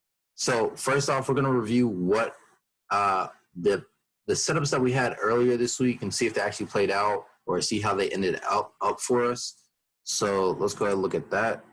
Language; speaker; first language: English; native; English